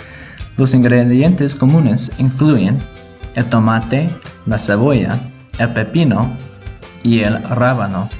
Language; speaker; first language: Spanish; non-native, learner; English